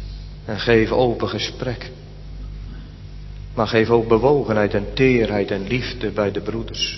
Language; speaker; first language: Dutch; native; Dutch